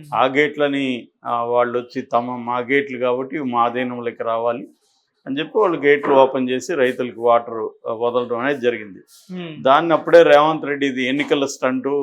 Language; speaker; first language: Telugu; native; Telugu